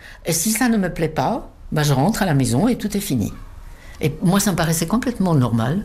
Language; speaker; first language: French; non-native, fluent; Czech